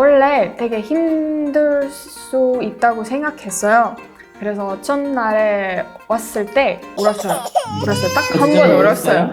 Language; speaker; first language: Korean; non-native, learner; Estonian